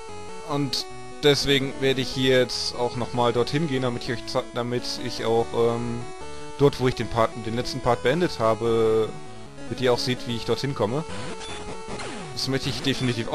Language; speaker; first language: German; native; German